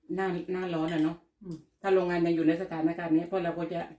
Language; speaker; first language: Thai; native; Thai